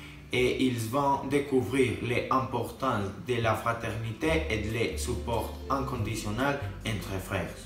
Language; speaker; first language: French; non-native, learner; Spanish